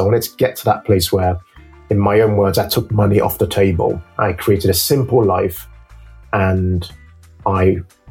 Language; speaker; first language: English; non-native, local second language; Yoruba